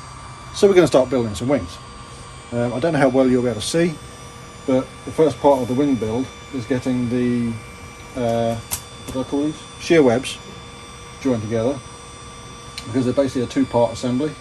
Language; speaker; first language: English; native; English